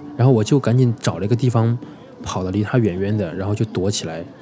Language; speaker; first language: Chinese; native; Chinese